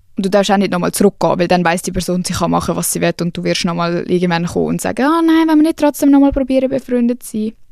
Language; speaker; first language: German; early bilingual, other home language; Swiss German